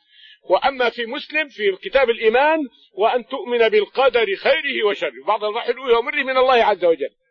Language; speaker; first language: Arabic; native; Arabic